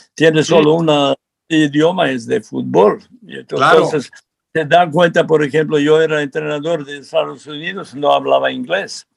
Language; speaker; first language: Spanish; non-native, fluent; Serbian